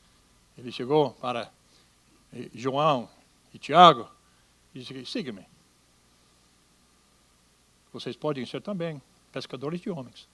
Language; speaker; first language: Portuguese; non-native, fluent; English